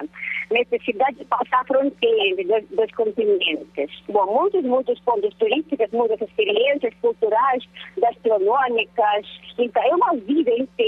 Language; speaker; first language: Portuguese; non-native, fluent; Russian